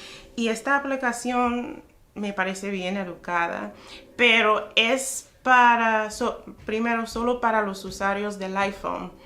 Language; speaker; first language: Spanish; non-native, fluent; English